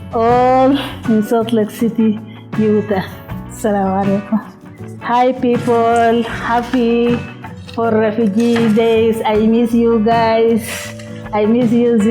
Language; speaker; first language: English; non-native, learner; Arabic